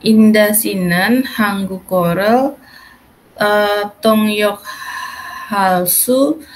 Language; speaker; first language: Korean; non-native, learner; Indonesian